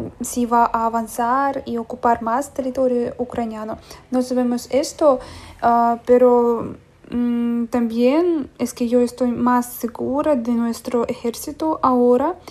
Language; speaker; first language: Spanish; non-native, fluent; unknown